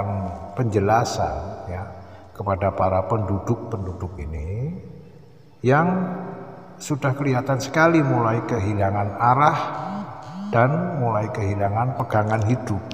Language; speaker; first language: Indonesian; native; Indonesian